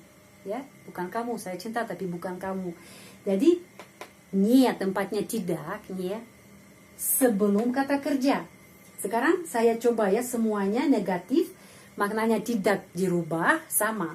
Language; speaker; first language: Indonesian; non-native, fluent; Russian